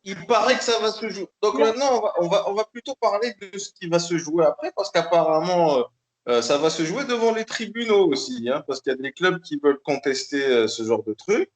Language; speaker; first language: French; native; French